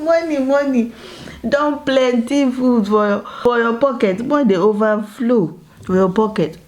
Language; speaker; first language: Nigerian Pidgin; native; Nigerian Pidgin